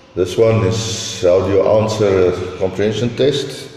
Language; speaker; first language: English; non-native, local second language; Afrikaans